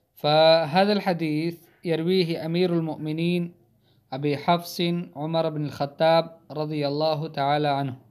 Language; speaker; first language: Arabic; non-native, fluent; Hindi